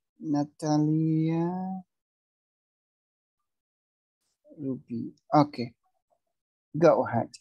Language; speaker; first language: English; non-native, fluent; Indonesian